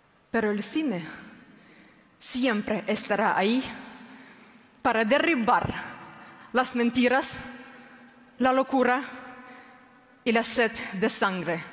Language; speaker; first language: Spanish; non-native, fluent; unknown